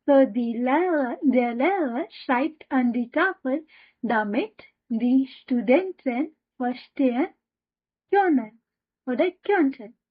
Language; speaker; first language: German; non-native, fluent; Hindi